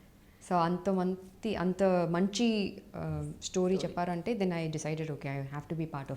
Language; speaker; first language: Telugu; non-native, fluent; Tamil